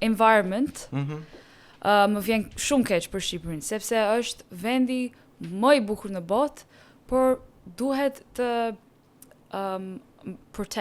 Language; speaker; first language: Albanian; non-native, learner; Persian